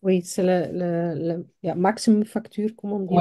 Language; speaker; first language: French; non-native, local second language; Dutch